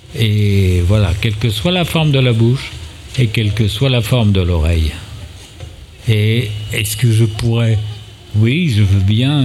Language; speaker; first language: French; native; French